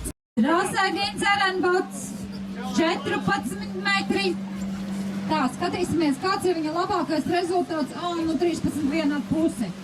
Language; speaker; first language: Latvian; native; Latvian